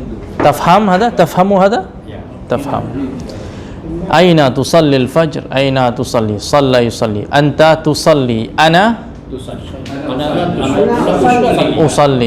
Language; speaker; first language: Arabic; non-native, fluent; Indonesian